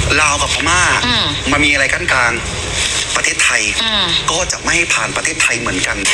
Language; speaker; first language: Thai; native; Thai